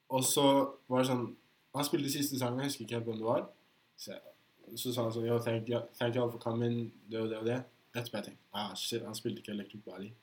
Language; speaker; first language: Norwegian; native; Norwegian